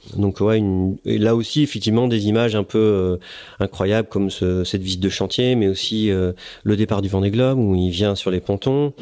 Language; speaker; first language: French; native; French